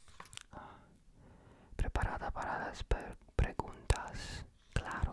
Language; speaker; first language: Spanish; non-native, learner; Polish